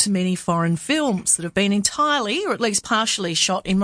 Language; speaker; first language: English; native; English